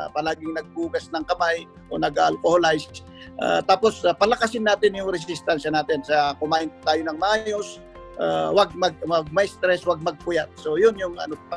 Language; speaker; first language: Filipino; non-native, local second language; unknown